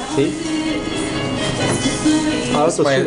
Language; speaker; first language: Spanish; non-native, learner; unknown